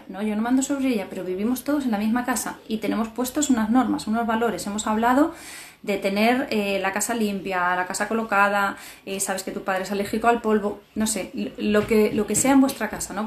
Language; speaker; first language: Spanish; native; Spanish